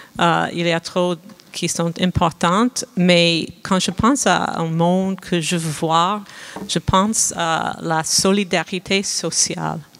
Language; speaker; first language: French; non-native, fluent; English